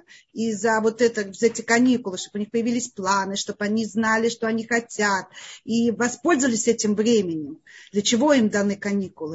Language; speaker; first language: Russian; native; Russian